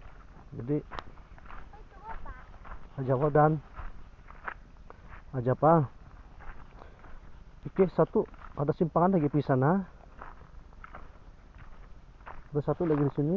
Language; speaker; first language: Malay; non-native, local second language; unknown